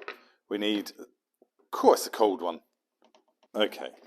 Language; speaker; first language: English; native; English